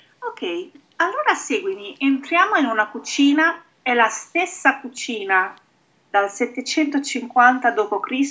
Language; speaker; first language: Italian; native; Italian